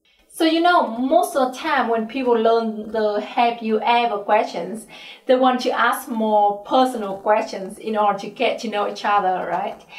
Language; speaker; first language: English; non-native, fluent; Vietnamese